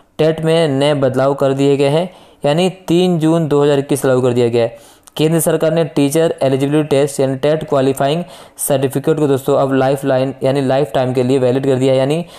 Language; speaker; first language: Hindi; native; Hindi